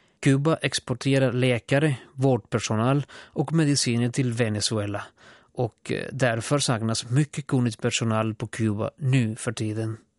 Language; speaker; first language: Swedish; non-native, fluent; Spanish